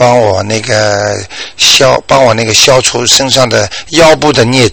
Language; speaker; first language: Chinese; native; Chinese